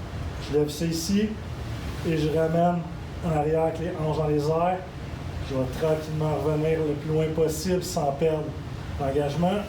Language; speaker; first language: French; native; French